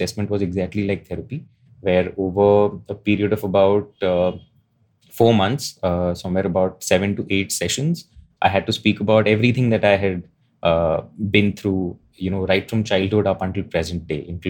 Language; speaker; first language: English; non-native, local second language; Hindi